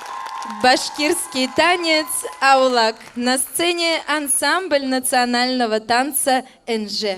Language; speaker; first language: Russian; native; Russian